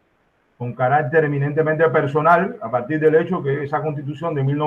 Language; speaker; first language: Spanish; native; Spanish